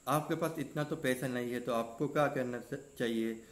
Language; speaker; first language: Hindi; non-native, learner; Sinhala